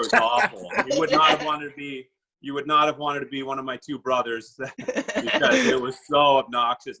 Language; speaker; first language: English; native; English